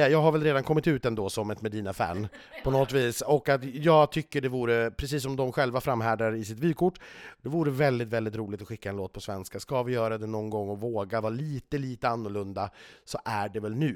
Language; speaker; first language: Swedish; native; Swedish